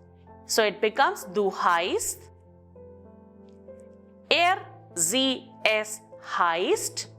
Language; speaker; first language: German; non-native, fluent; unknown